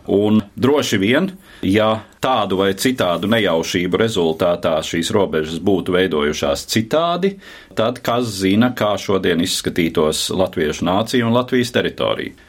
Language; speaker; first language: Latvian; native; Latvian